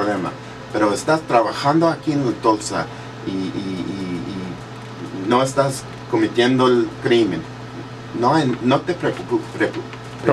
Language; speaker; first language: Spanish; early bilingual, heritage; English